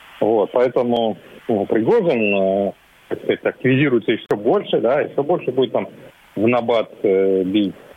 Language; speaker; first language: Russian; native; Russian